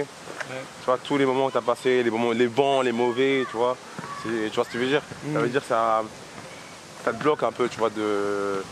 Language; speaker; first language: French; native; French